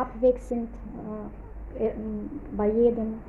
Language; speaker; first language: German; non-native, fluent; Russian